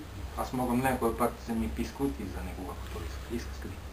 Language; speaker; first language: Bulgarian; non-native, learner; Finnish